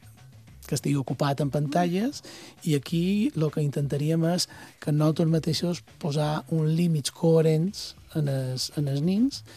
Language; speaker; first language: Catalan; native; Catalan